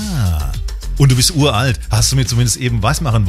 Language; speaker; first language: German; native; German